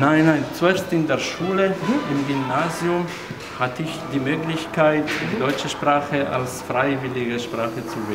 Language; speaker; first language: German; non-native, fluent; Italian